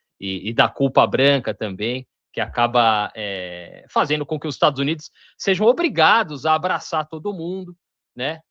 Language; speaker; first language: Portuguese; native; Portuguese